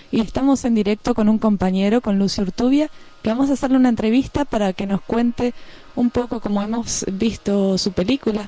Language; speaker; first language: Spanish; native; Spanish